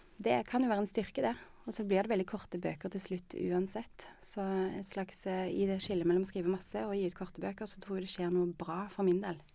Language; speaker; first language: Norwegian; native; Norwegian